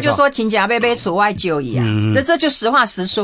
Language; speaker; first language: Chinese; native; Chinese